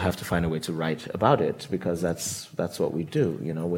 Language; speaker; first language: English; non-native, local second language; Yoruba